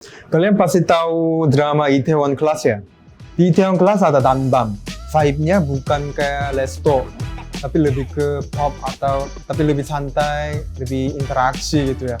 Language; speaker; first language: Indonesian; early bilingual, other home language; Korean